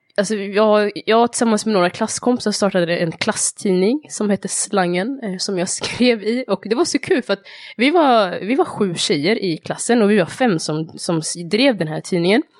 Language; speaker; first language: Swedish; early bilingual, other home language; Somali